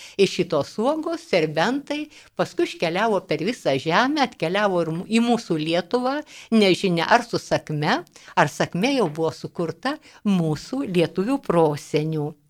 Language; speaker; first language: Lithuanian; native; Lithuanian